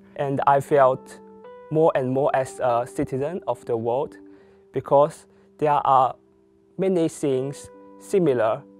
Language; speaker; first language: English; non-native, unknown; Chinese